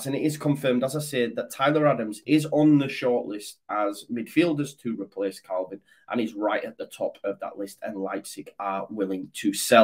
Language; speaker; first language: English; native; English